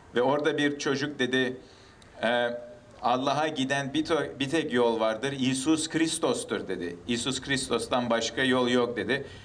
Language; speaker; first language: Turkish; early bilingual, heritage; English